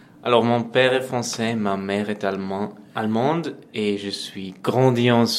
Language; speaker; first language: French; non-native, fluent; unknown